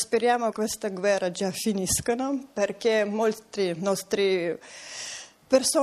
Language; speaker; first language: Italian; non-native, learner; Ukrainian